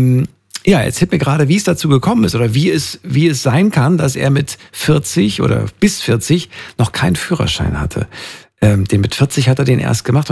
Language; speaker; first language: German; native; German